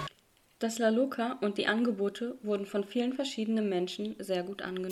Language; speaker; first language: German; native; German